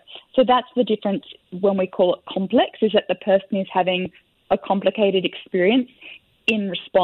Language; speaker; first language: English; native; English